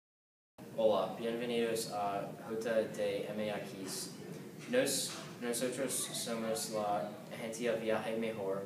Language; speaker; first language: Spanish; non-native, learner; English